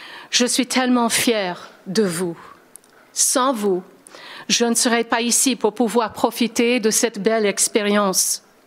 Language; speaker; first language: French; non-native, fluent; English